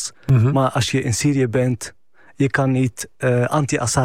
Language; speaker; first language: Dutch; non-native, fluent; Arabic